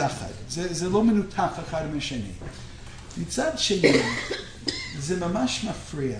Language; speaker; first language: Hebrew; non-native, fluent; English